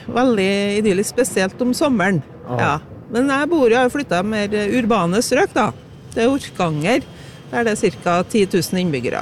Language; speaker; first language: Norwegian; native; Norwegian